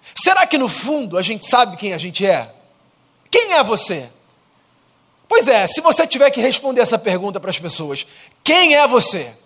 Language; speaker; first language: Portuguese; native; Portuguese